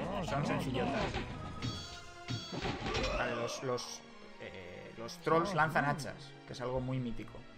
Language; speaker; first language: Spanish; native; Spanish